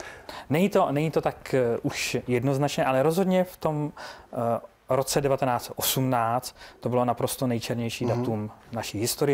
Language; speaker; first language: Czech; native; Czech